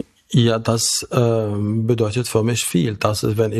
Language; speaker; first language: German; non-native, fluent; Arabic